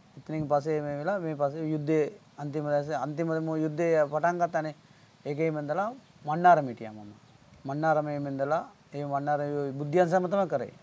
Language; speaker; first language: Sinhala; non-native, local second language; Tamil